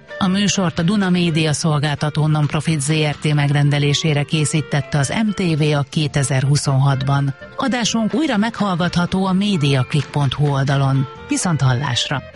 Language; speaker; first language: Hungarian; native; Hungarian